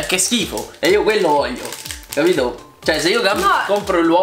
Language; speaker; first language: Italian; native; Italian